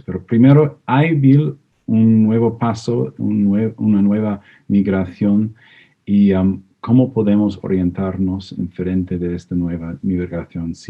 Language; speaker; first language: Spanish; non-native, fluent; English